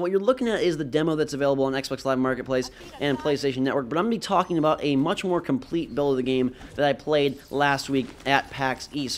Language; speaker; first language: English; native; English